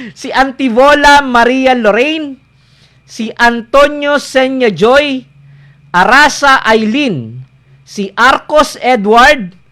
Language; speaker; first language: Filipino; non-native, local second language; Bikol